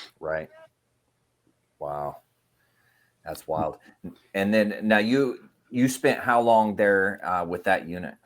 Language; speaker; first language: English; native; English